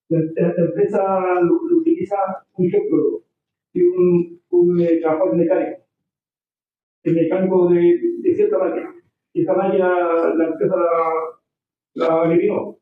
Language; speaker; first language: Spanish; native; Spanish